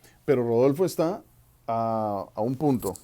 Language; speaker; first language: Spanish; native; Spanish